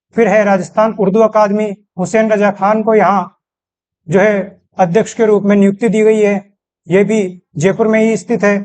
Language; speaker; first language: Hindi; native; Hindi